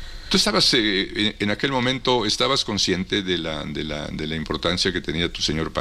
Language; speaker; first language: Spanish; native; Spanish